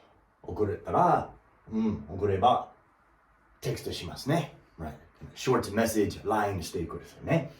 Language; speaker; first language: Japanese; non-native, learner; English